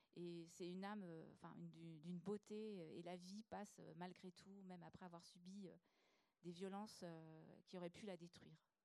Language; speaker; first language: French; native; French